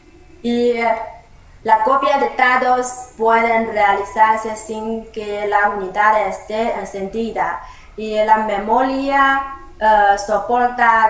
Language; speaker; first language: Spanish; non-native, learner; Chinese